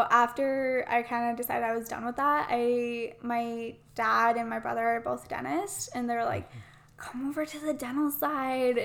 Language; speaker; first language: English; native; English